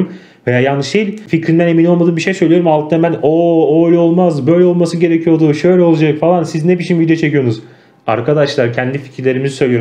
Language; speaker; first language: Turkish; native; Turkish